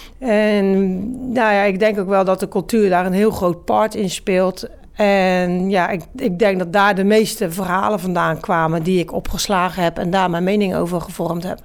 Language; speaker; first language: Dutch; native; Dutch